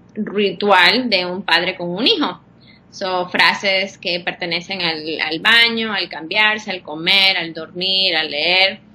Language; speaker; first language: Spanish; non-native, fluent; English